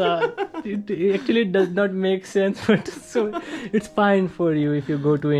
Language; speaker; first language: English; non-native, fluent; Hindi